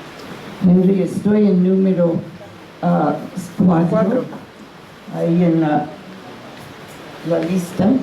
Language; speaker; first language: Spanish; non-native, fluent; English